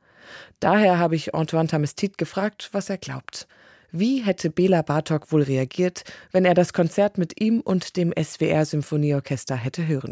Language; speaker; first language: German; native; German